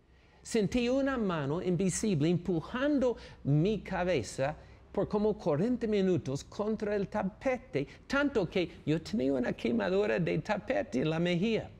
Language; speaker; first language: Spanish; non-native, fluent; English